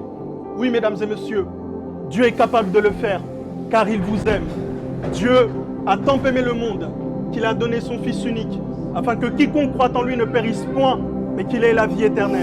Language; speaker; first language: French; native; French